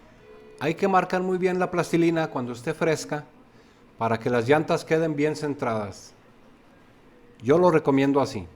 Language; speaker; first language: Spanish; native; Spanish